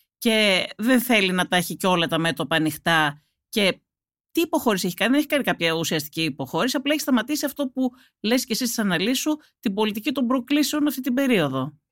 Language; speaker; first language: Greek; native; Greek